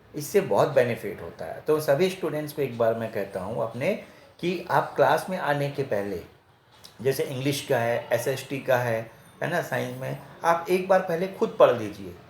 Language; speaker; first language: Hindi; native; Hindi